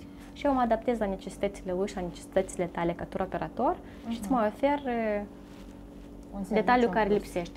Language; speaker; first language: Romanian; native; Romanian